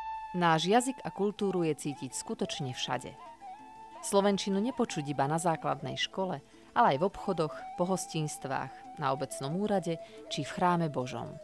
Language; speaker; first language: Slovak; native; Slovak